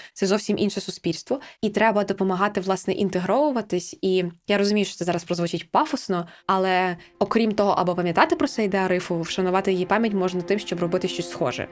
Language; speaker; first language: Ukrainian; native; Ukrainian